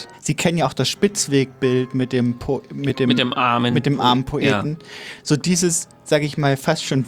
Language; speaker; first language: German; native; German